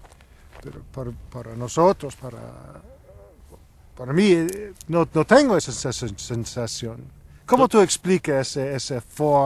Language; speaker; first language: Spanish; non-native, learner; English